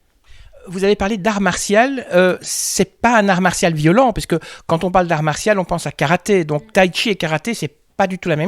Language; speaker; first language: French; native; French